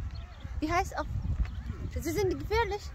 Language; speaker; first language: German; non-native, learner; Amharic